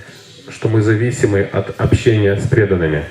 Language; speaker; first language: Russian; native; Russian